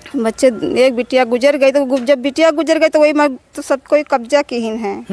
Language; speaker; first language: Hindi; native; Hindi